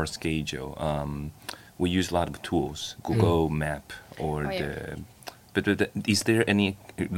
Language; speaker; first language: English; non-native, learner; Chinese